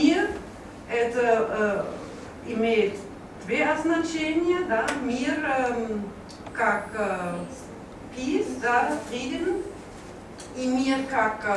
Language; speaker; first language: Russian; non-native, learner; German